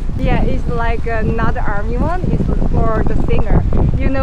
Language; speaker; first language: English; non-native, fluent; Korean